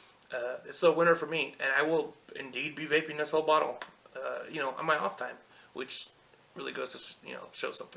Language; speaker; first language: English; native; English